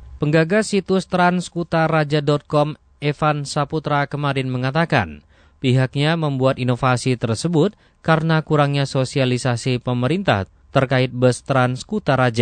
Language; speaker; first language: Indonesian; native; Indonesian